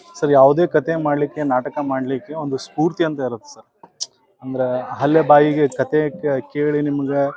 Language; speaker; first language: Kannada; native; Kannada